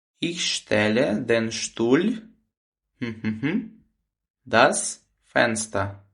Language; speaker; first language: German; non-native, fluent; Ukrainian